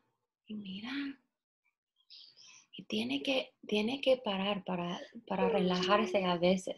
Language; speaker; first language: Spanish; non-native, fluent; English